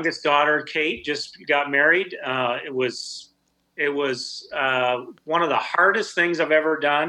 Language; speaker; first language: English; native; English